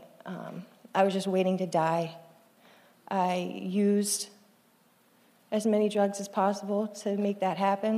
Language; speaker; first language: English; native; English